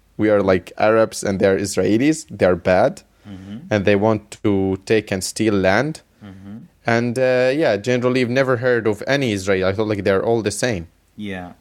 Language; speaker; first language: English; non-native, fluent; Arabic